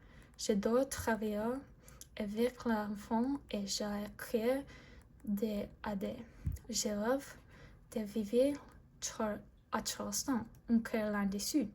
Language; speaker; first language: French; non-native, learner; English